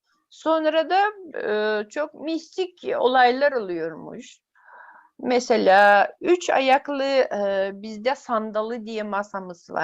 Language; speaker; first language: Turkish; non-native, fluent; Yakut